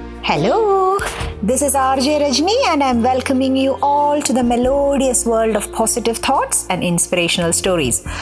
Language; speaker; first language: English; non-native, local second language; Malayalam